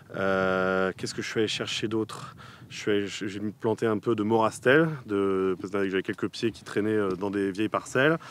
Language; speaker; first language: French; native; French